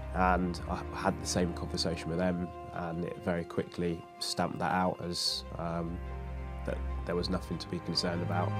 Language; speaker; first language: English; native; English